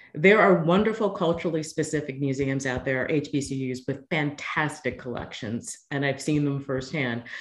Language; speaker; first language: English; native; English